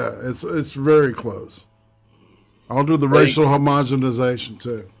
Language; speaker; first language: English; native; English